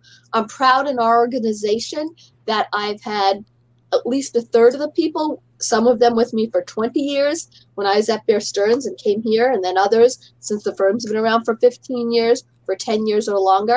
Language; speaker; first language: English; native; English